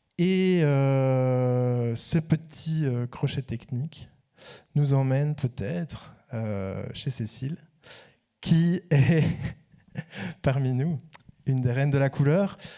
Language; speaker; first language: French; native; French